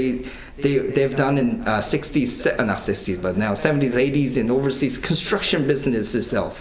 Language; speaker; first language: English; non-native, fluent; Korean